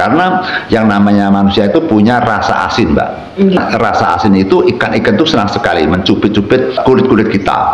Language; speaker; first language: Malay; non-native, local second language; Javanese